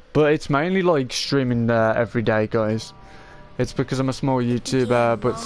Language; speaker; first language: English; native; English